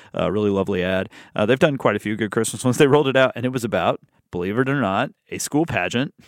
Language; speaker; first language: English; native; English